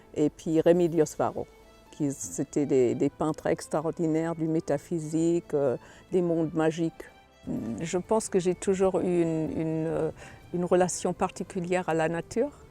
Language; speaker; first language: French; non-native, fluent; German